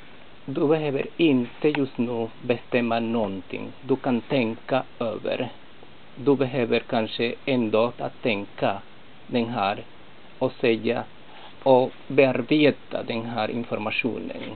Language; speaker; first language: Swedish; non-native, fluent; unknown